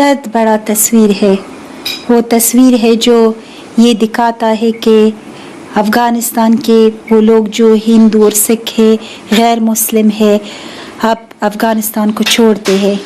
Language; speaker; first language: Hindi; non-native, learner; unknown